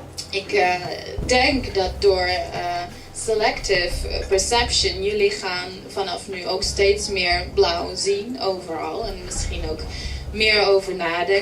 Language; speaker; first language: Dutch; early bilingual, heritage; English